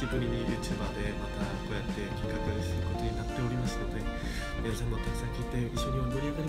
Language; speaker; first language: Japanese; non-native, fluent; Korean